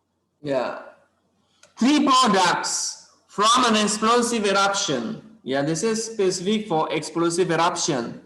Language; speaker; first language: English; non-native, learner; Indonesian